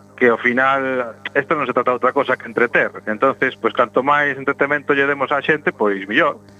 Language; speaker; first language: Galician; native; Galician